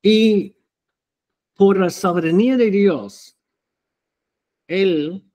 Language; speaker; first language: Spanish; non-native, fluent; English